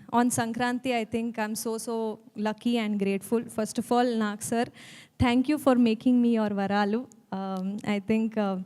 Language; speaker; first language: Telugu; non-native, learner; Kannada